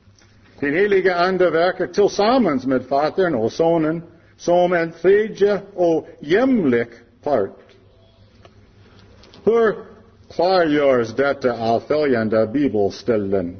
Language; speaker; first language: Swedish; non-native, learner; English